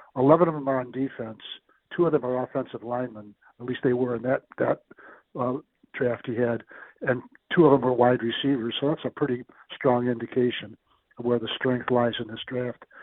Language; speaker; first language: English; native; English